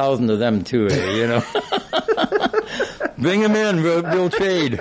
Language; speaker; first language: English; native; English